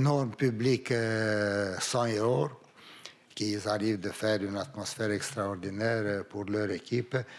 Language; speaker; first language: French; non-native, fluent; Romanian